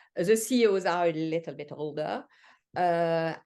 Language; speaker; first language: English; non-native, fluent; French